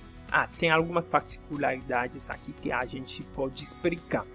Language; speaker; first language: Portuguese; non-native, fluent; French